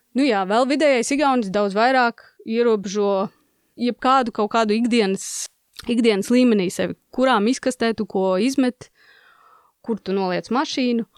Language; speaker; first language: Latvian; non-native, local second language; Russian